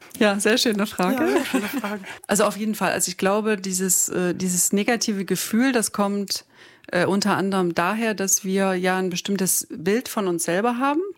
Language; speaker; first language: German; native; German